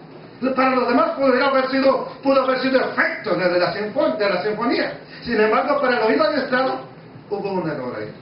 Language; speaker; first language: Spanish; native; Spanish